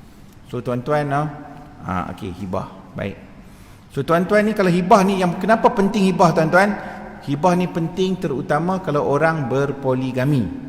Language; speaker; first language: Malay; native; Malay